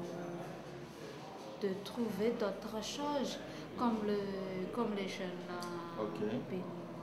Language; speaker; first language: French; non-native, local second language; Malagasy